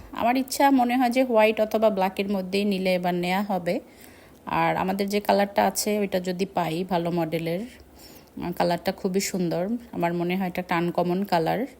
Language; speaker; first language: Bangla; native; Bangla